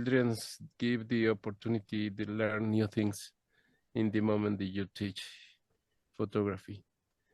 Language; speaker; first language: English; non-native, learner; Spanish